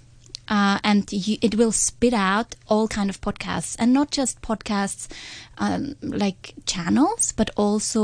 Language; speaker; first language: English; non-native, fluent; German